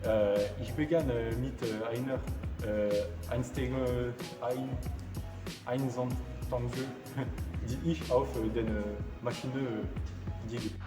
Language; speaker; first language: German; non-native, learner; French